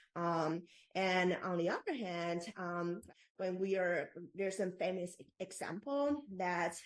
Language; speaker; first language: English; non-native, fluent; Chinese